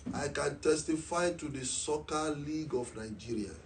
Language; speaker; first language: English; non-native, local second language; Yoruba